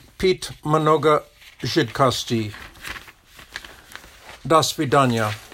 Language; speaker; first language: Russian; non-native, learner; English